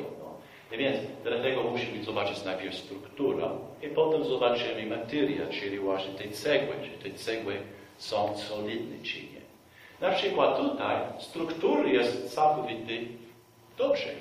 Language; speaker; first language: Polish; non-native, fluent; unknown